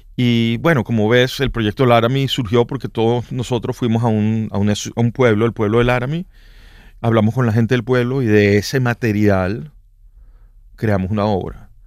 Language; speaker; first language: Spanish; native; Spanish